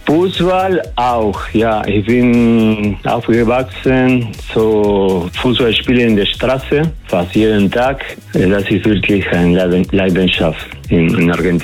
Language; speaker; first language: German; non-native, fluent; Spanish